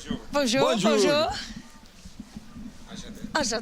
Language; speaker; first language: French; native; French